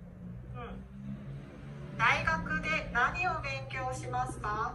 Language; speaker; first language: Japanese; non-native, learner; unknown